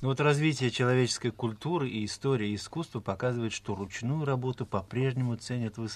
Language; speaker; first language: Russian; native; Russian